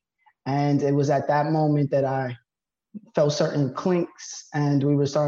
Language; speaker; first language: English; native; English